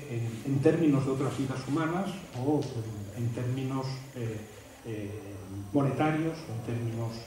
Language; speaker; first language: Spanish; native; Spanish